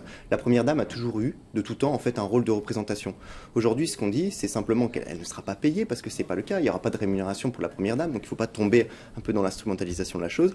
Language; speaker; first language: French; native; French